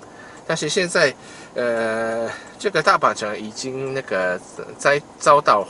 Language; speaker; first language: Chinese; non-native, fluent; Japanese